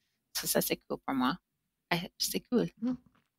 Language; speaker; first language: French; non-native, learner; English